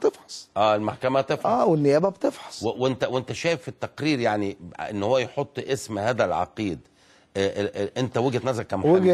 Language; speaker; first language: Arabic; native; Arabic